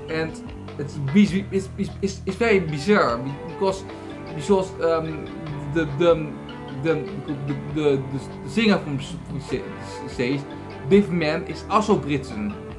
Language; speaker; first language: Dutch; native; Dutch